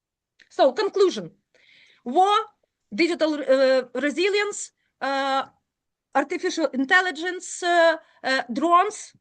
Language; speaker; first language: English; non-native, learner; Ukrainian